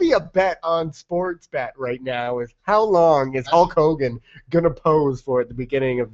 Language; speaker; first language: English; native; English